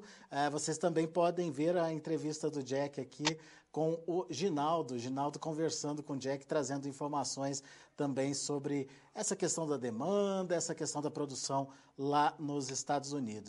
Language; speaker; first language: Portuguese; native; Portuguese